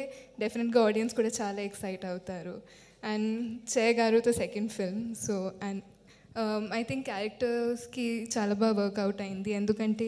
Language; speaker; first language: Telugu; non-native, local second language; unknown